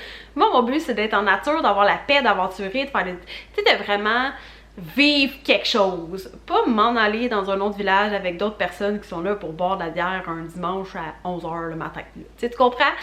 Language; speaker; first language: French; native; French